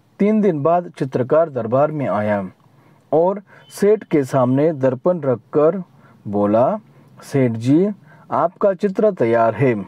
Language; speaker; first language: Hindi; non-native, local second language; Marathi